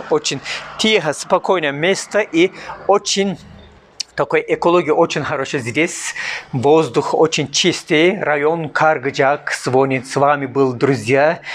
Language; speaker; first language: Russian; non-native, learner; Turkish